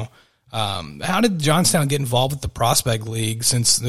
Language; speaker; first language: English; native; English